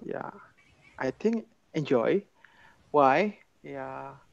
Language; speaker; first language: English; non-native, learner; Indonesian